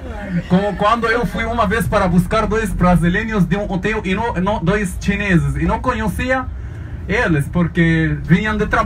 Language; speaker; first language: Portuguese; non-native, learner; Arabic